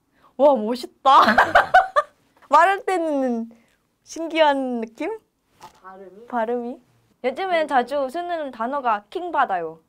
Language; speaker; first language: Korean; non-native, fluent; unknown